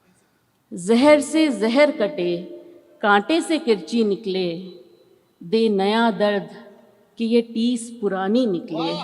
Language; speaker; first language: Hindi; native; Hindi